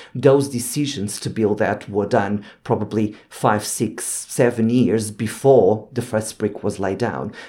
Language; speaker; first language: English; non-native, fluent; Portuguese